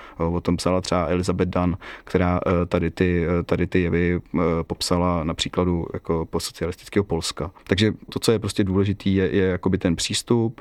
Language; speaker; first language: Czech; native; Czech